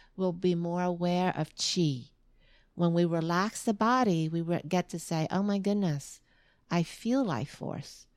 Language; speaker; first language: English; early bilingual, other home language; Vietnamese